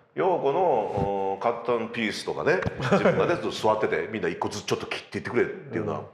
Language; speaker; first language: Japanese; native; Japanese